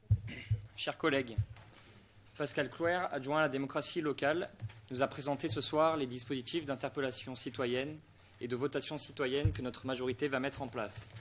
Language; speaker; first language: French; native; French